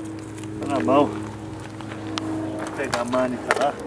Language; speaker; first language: Portuguese; native; Portuguese